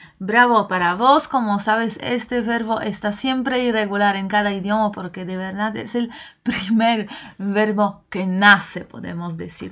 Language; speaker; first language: Spanish; non-native, fluent; Polish